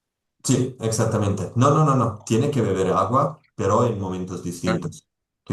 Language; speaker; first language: Spanish; non-native, fluent; Italian